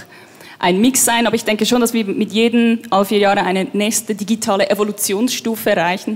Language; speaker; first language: German; native; German